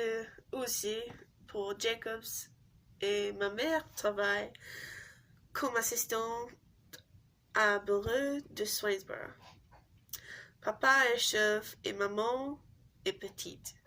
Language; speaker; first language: French; non-native, learner; English